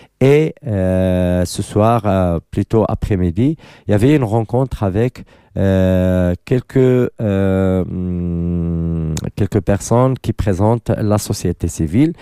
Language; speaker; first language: French; non-native, learner; Arabic